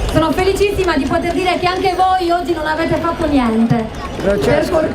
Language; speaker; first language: Italian; native; Italian